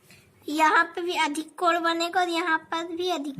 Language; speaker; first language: Hindi; native; Hindi